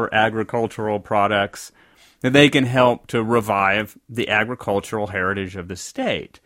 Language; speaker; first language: English; native; English